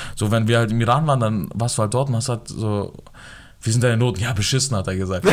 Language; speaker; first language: German; early bilingual, other home language; Persian